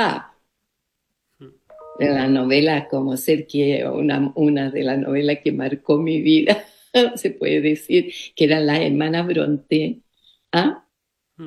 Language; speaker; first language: Spanish; native; Spanish